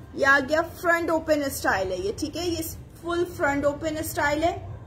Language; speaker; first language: Urdu; native; Urdu